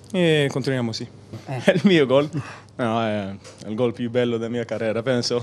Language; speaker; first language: Italian; non-native, learner; Spanish